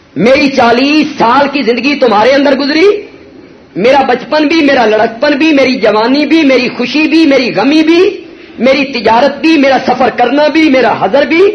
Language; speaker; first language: Urdu; non-native, local second language; Punjabi